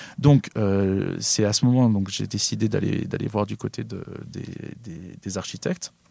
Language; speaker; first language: French; native; French